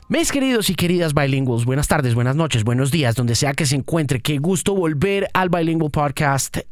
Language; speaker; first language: Spanish; native; Spanish